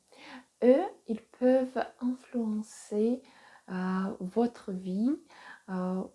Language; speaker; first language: French; non-native, fluent; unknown